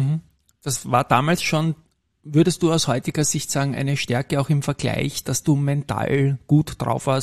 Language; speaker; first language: German; native; German